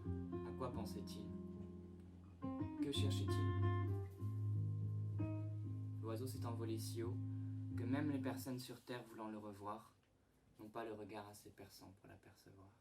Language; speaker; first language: French; native; French